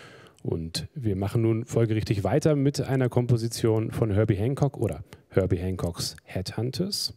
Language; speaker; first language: German; native; German